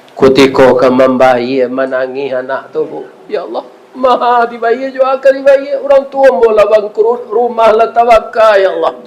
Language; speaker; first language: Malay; non-native, local second language; Minangkabau